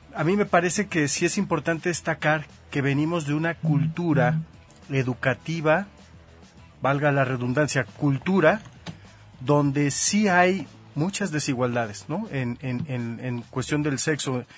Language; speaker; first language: Spanish; native; Spanish